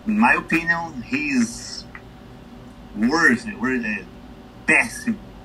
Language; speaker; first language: English; non-native, learner; Portuguese